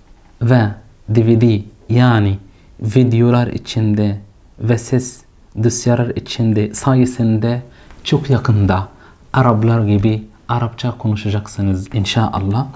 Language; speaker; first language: Turkish; non-native, fluent; Arabic